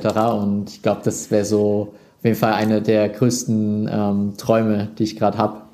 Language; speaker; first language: German; native; German